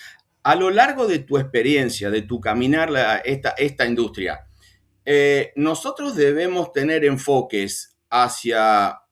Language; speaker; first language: Spanish; native; Spanish